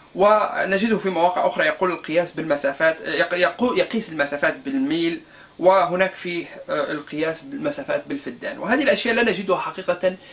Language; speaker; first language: Arabic; non-native, local second language; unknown